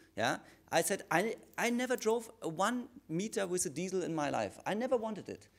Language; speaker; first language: English; non-native, fluent; German